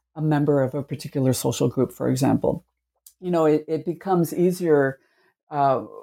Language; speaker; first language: English; early bilingual, other home language; Spanish